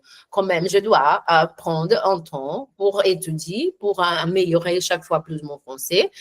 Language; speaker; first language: French; non-native, learner; Portuguese